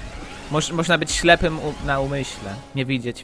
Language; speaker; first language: Polish; native; Polish